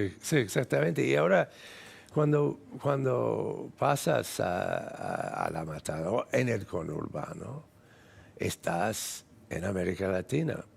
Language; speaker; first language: Spanish; non-native, fluent; English